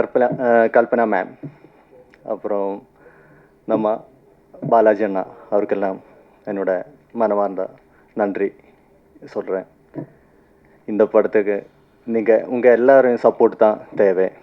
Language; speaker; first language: Tamil; non-native, fluent; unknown